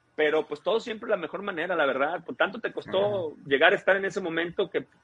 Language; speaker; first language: Spanish; native; Spanish